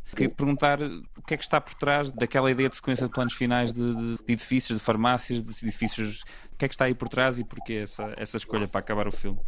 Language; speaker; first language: Portuguese; native; Portuguese